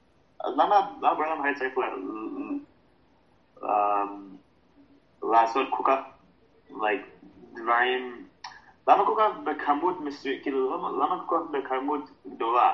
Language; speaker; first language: Hebrew; non-native, fluent; English